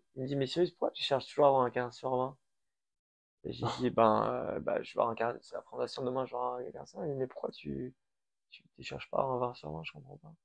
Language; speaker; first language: French; early bilingual, other home language; Persian